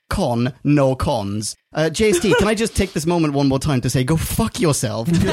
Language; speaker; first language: English; native; English